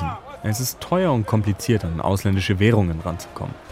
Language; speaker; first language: German; native; German